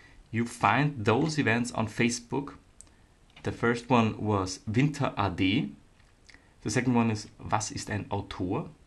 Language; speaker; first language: English; non-native, fluent; German